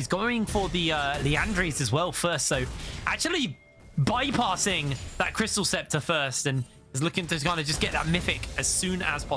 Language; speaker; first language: English; native; English